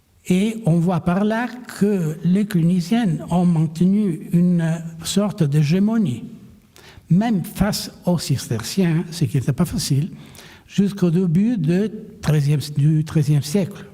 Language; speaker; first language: French; non-native, fluent; Italian